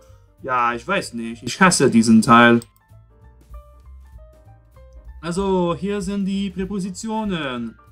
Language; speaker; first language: German; non-native, fluent; French